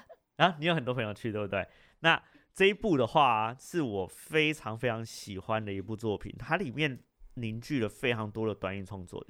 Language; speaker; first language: Chinese; native; Chinese